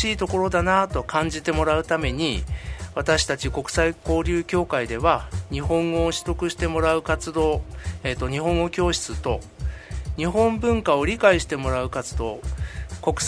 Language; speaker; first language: Japanese; native; Japanese